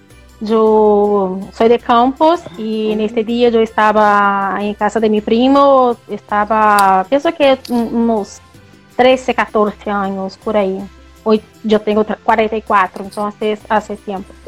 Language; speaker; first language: Spanish; non-native, fluent; Portuguese